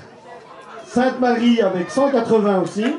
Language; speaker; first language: French; native; French